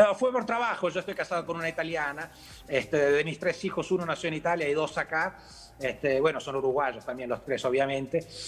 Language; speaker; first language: Spanish; early bilingual, heritage; Spanish